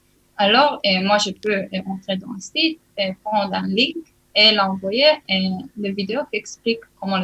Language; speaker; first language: French; early bilingual, heritage; Hebrew